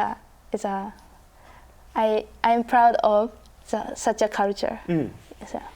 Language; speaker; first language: English; non-native, learner; Japanese